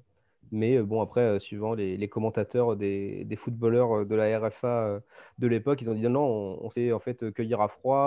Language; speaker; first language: French; native; French